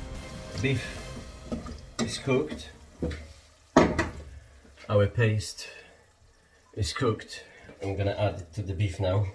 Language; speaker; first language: English; non-native, fluent; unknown